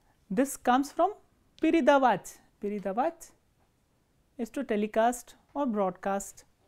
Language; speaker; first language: English; non-native, local second language; Hindi